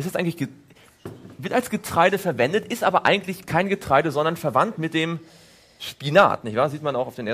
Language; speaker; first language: German; native; German